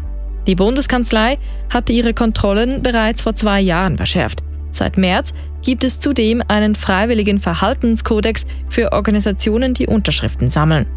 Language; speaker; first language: German; native; German